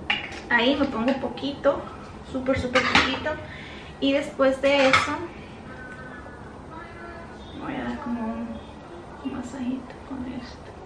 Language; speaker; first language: Spanish; native; Spanish